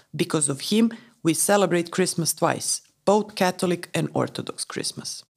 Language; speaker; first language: English; non-native, fluent; Romanian